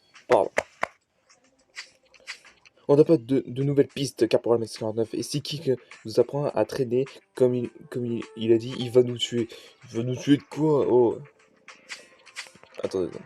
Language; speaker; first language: French; native; French